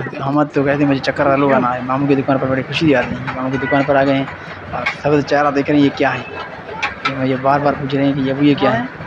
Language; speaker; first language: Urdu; non-native, local second language; Sindhi